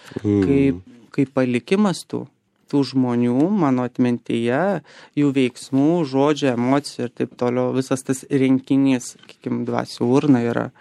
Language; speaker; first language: Lithuanian; native; Lithuanian